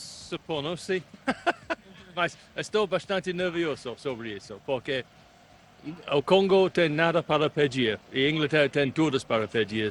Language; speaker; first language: Portuguese; non-native, learner; English